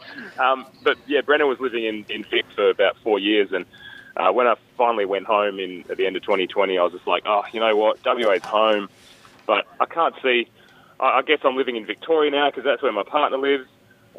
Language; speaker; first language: English; native; English